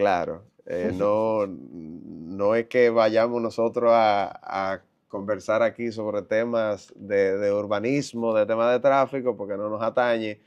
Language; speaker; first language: Spanish; native; Spanish